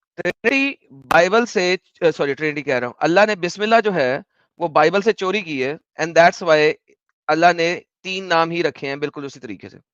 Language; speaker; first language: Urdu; native; Urdu